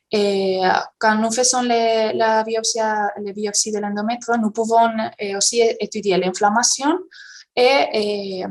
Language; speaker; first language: French; non-native, fluent; Spanish